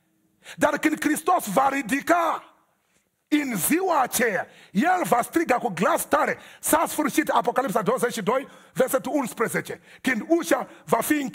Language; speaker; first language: Romanian; non-native, learner; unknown